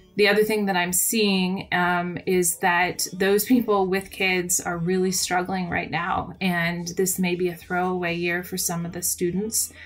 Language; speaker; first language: English; native; English